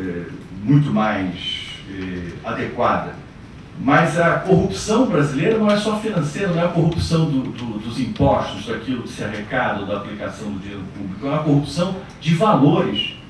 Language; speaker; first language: Portuguese; native; Portuguese